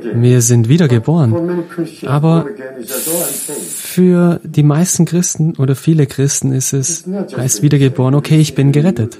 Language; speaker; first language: German; non-native, fluent; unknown